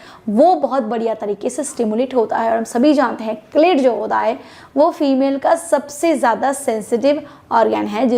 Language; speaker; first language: Hindi; native; Hindi